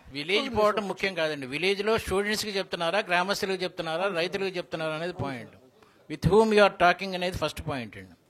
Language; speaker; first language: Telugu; native; Telugu